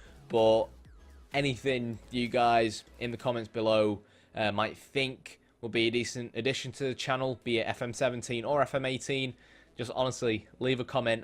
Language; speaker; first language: English; native; English